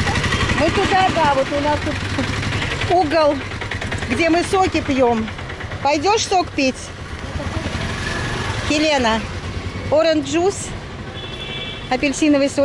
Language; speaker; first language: Russian; native; Russian